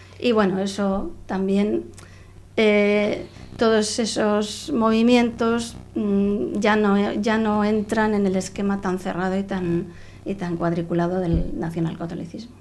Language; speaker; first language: Spanish; non-native, local second language; Catalan